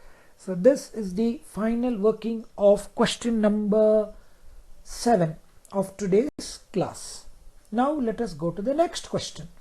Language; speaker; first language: English; non-native, local second language; Kannada